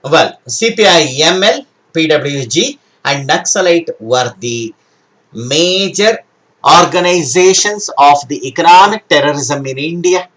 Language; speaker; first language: English; non-native, local second language; Kannada